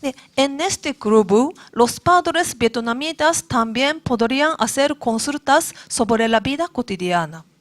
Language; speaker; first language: Spanish; non-native, learner; Japanese